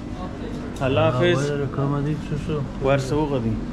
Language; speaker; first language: Hindi; non-native, learner; Pashto